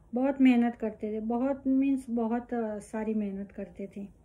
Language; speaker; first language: Hindi; non-native, local second language; Gujarati